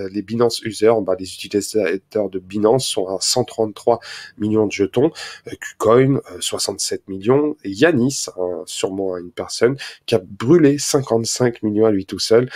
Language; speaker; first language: French; native; French